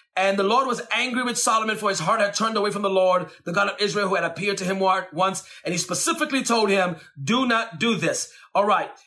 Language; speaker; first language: English; native; English